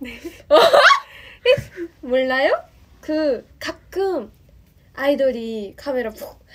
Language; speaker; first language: Korean; non-native, learner; Japanese